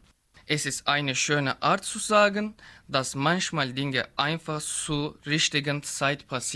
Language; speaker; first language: German; non-native, learner; Turkish